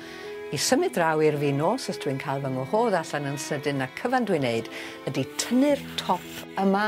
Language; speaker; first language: Welsh; native; Welsh